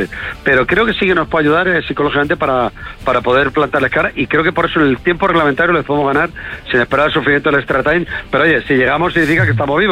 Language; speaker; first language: Spanish; native; Spanish